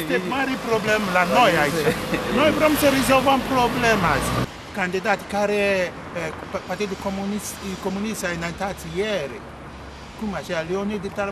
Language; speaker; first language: Romanian; non-native, local second language; Russian